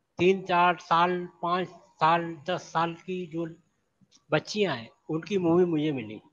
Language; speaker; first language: Hindi; native; Hindi